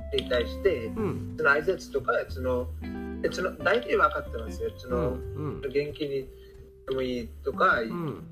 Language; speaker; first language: Japanese; non-native, fluent; Bangla